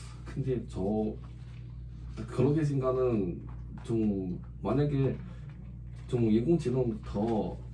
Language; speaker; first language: Korean; non-native, learner; Chinese